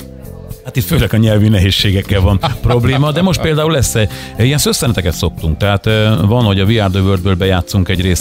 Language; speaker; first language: Hungarian; native; Hungarian